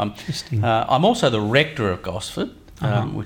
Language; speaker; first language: English; native; English